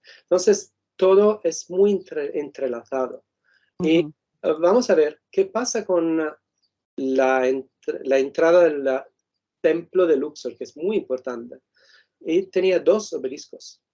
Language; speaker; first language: Spanish; non-native, fluent; Italian